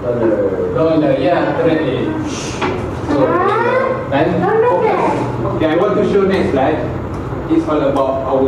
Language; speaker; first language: English; non-native, fluent; Malay